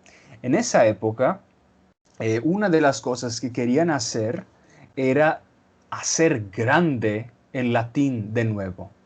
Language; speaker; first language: Spanish; non-native, fluent; Portuguese